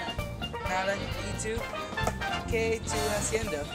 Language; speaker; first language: Spanish; non-native, learner; English